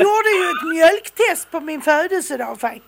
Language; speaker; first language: Swedish; native; Swedish